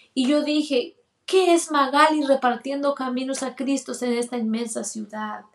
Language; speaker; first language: Spanish; native; Spanish